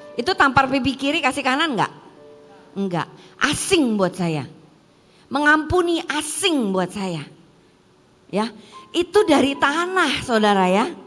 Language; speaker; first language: Indonesian; early bilingual, heritage; Indonesian